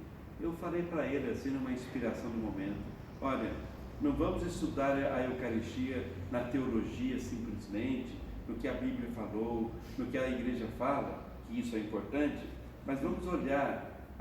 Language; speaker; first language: Portuguese; native; Portuguese